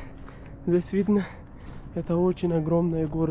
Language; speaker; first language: Russian; non-native, learner; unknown